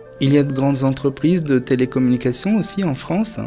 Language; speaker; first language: French; native; French